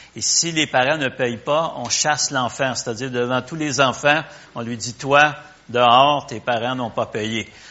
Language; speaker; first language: French; native; French